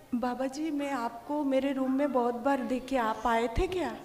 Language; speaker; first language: Hindi; non-native, local second language; Odia